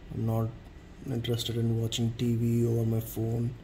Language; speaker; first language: English; non-native, local second language; Tamil